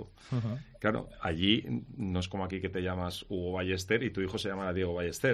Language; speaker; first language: Spanish; native; Spanish